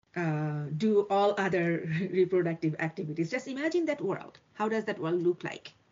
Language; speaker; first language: English; non-native, local second language; Bangla